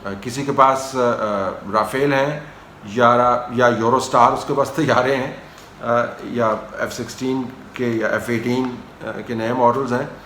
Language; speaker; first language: Urdu; native; Urdu